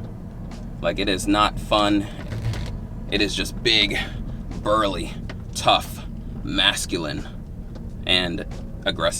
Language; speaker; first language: English; native; English